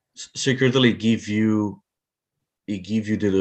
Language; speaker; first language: English; non-native, fluent; Italian